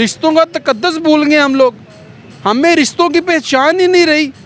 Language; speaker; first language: Urdu; non-native, local second language; Punjabi